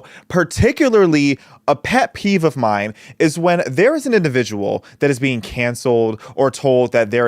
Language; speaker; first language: English; native; English